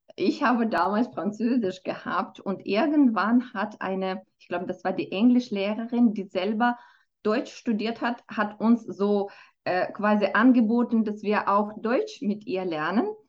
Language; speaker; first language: German; non-native, fluent; Romanian